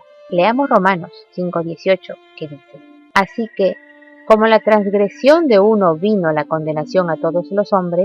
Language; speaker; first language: Spanish; native; Spanish